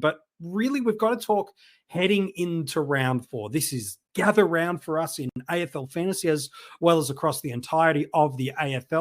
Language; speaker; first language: English; native; English